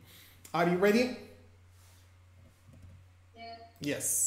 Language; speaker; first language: English; non-native, fluent; Arabic